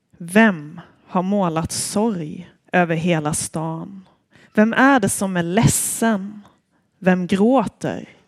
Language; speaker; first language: Swedish; native; Swedish